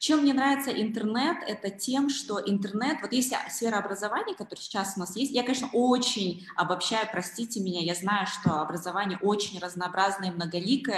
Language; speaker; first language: Russian; non-native, learner; Kyrgyz